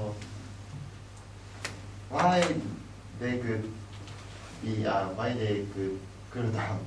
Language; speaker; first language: English; non-native, learner; Japanese